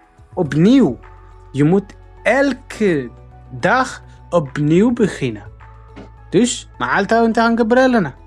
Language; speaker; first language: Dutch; non-native, fluent; Tigrinya